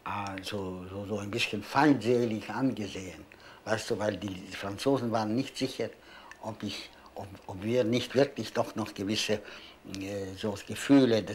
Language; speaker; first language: German; non-native, fluent; Polish